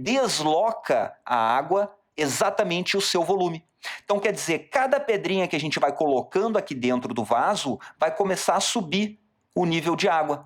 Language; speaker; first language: Portuguese; native; Portuguese